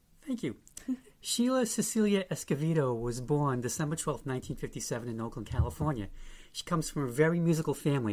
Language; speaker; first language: English; native; English